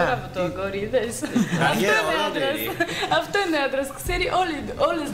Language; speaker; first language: Greek; non-native, fluent; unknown